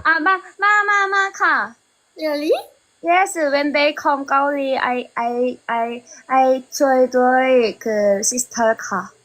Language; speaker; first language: English; non-native, learner; Thai